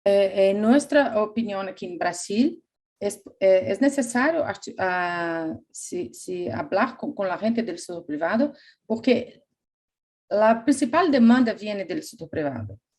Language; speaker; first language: Spanish; non-native, fluent; Portuguese